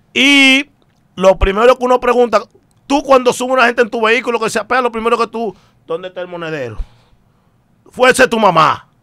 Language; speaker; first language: Spanish; native; Spanish